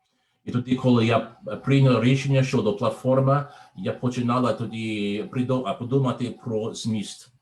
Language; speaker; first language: Ukrainian; non-native, learner; English